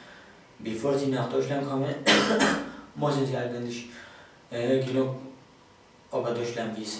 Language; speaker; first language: German; non-native, fluent; Kurdish